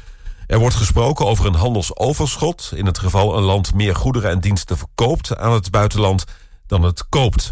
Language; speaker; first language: Dutch; native; Dutch